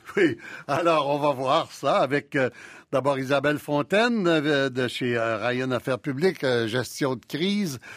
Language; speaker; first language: French; native; French